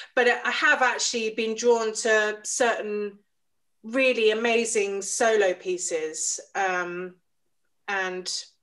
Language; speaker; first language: English; native; English